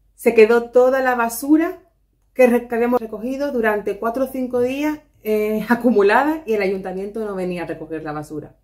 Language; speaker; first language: Spanish; native; Spanish